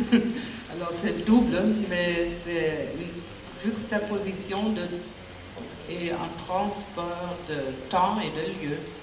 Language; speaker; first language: French; non-native, fluent; German